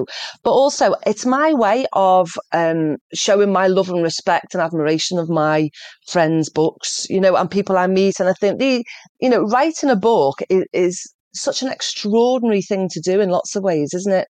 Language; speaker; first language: English; native; English